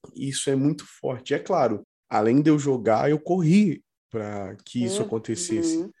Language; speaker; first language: Portuguese; native; Portuguese